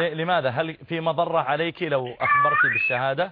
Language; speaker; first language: Arabic; native; Arabic